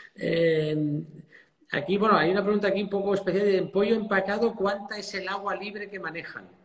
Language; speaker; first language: Spanish; native; Spanish